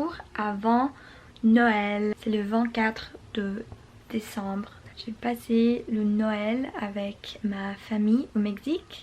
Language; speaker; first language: French; non-native, learner; English